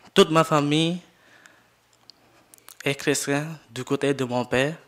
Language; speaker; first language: French; non-native, learner; Jarai